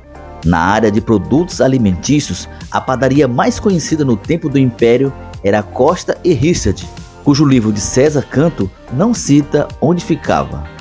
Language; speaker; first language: Portuguese; native; Portuguese